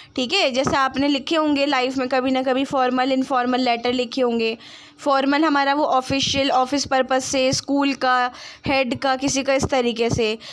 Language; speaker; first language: Hindi; non-native, local second language; Punjabi